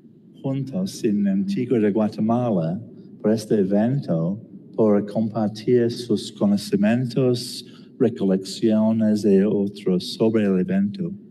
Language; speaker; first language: Spanish; non-native, learner; English